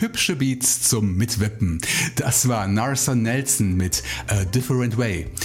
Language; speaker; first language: German; native; German